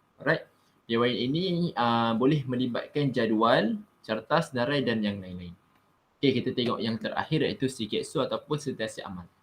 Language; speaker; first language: Malay; native; Malay